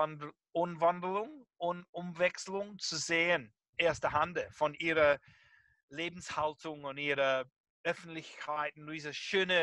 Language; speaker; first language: German; non-native, fluent; English